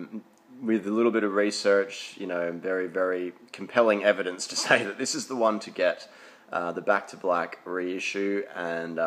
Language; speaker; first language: English; native; English